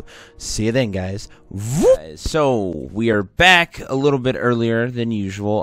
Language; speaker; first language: English; native; English